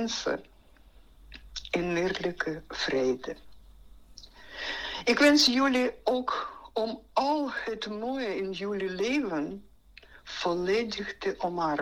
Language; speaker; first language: Dutch; non-native, fluent; Russian